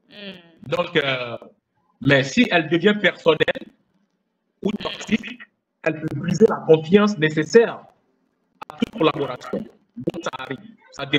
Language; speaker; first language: French; non-native, fluent; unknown